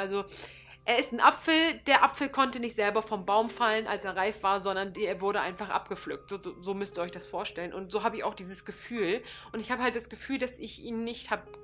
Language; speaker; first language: German; early bilingual, other home language; Turkish